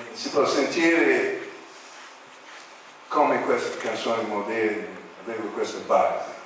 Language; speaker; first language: Italian; non-native, learner; English